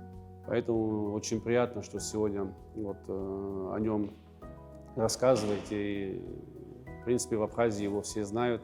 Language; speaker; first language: Russian; native; Russian